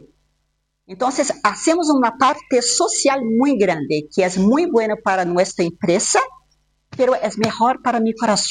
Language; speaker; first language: Spanish; non-native, fluent; Portuguese